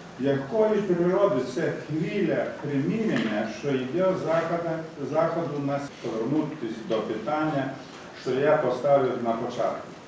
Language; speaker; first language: Ukrainian; non-native, fluent; Lithuanian